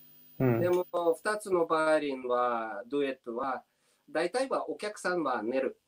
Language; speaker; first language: Japanese; non-native, learner; Russian